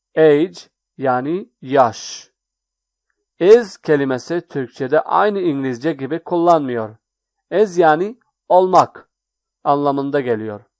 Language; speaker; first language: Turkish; non-native, learner; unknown